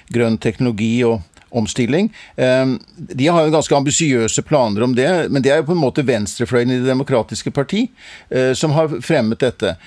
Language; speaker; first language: Norwegian; native; Norwegian